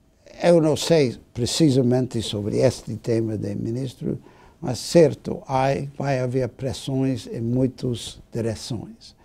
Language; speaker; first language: Portuguese; non-native, fluent; English